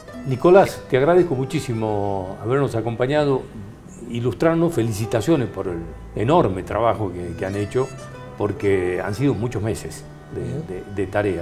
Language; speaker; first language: Spanish; native; Spanish